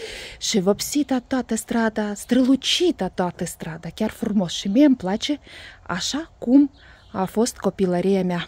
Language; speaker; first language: Romanian; non-native, learner; Russian